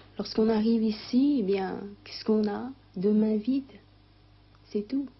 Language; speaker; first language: French; early bilingual, other home language; Vietnamese